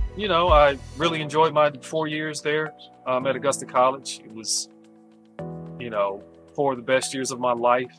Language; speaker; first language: English; native; English